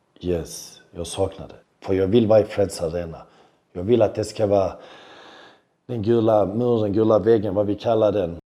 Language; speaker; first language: Swedish; early bilingual, other home language; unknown